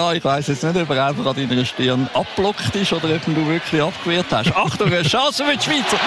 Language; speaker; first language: German; native; German